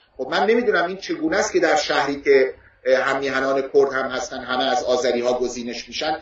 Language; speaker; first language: Persian; non-native, local second language; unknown